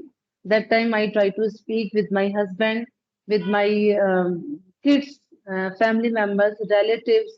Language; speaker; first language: English; non-native, learner; Punjabi